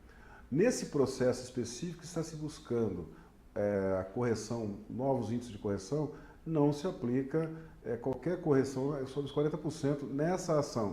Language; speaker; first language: Portuguese; native; Portuguese